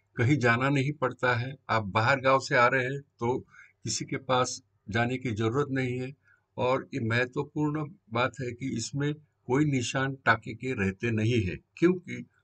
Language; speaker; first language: Hindi; non-native, local second language; Marathi